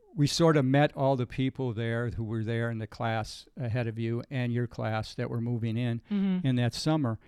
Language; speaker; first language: English; native; English